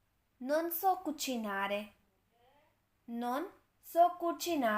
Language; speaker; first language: Italian; non-native, fluent; Urdu